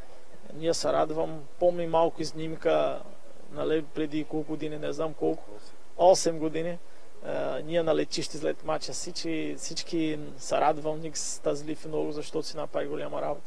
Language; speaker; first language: Bulgarian; non-native, learner; Portuguese